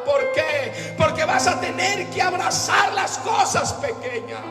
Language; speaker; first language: Spanish; native; Spanish